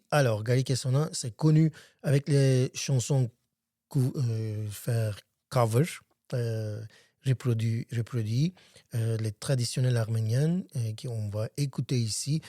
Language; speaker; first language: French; non-native, learner; Armenian